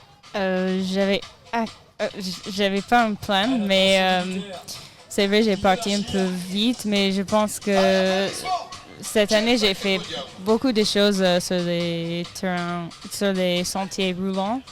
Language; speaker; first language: French; non-native, learner; English